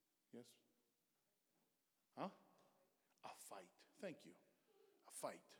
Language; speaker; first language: English; early bilingual, other home language; Spanish